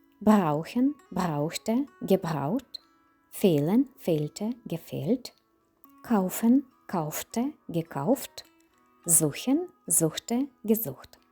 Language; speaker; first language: German; non-native, fluent; Ukrainian